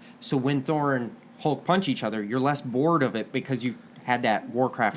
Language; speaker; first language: English; native; English